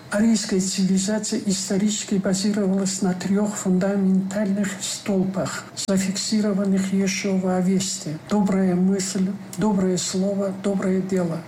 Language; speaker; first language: Russian; non-native, local second language; Tajik